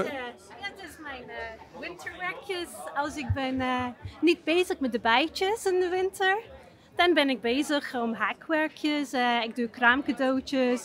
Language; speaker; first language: Dutch; non-native, fluent; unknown